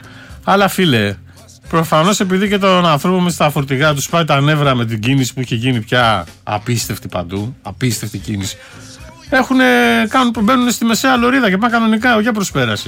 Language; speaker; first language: Greek; native; Greek